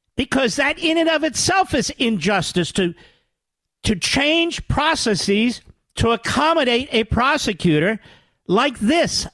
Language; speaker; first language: English; native; English